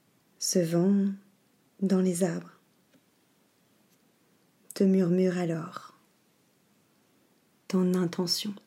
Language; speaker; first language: French; native; French